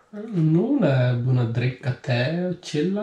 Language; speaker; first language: Icelandic; non-native, learner; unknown